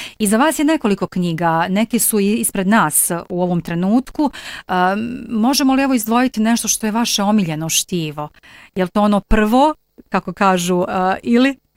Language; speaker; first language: Bosnian; native; Bosnian